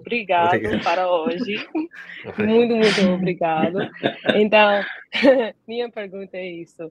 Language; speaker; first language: Portuguese; early bilingual, heritage; Portuguese